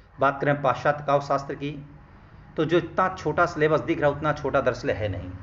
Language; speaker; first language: Hindi; native; Hindi